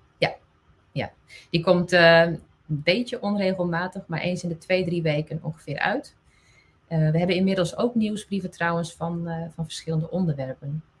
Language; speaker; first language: Dutch; non-native, local second language; Western Frisian